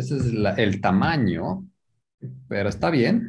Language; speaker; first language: Spanish; non-native, learner; English